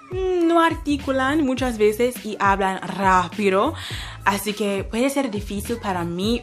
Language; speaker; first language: Spanish; non-native, fluent; English